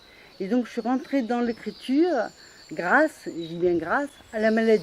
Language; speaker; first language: French; native; French